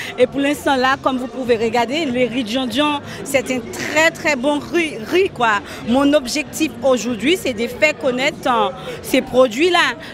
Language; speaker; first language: French; non-native, local second language; Haitian Creole